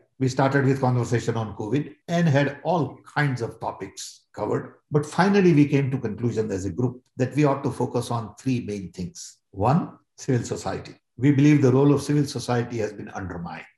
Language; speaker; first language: English; non-native, local second language; Gujarati